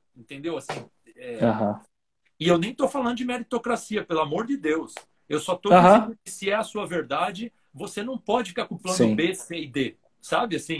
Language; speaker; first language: Portuguese; native; Portuguese